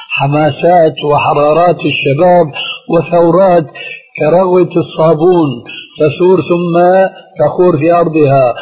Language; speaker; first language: Arabic; early bilingual, other home language; Albanian